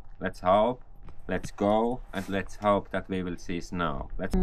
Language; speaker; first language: English; non-native, learner; Finnish